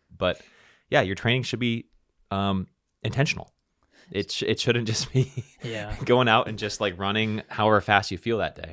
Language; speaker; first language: English; native; English